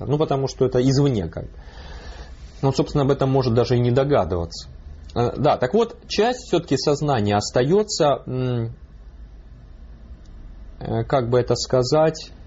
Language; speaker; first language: Russian; native; Russian